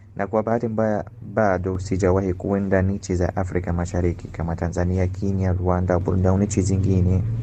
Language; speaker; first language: Swahili; non-native, fluent; Arabic